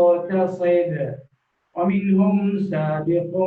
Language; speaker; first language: Arabic; native; Arabic